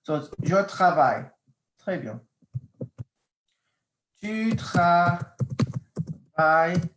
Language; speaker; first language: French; non-native, fluent; English